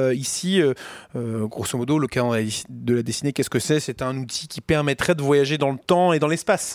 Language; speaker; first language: French; native; French